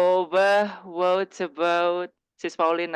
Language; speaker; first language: English; non-native, learner; Indonesian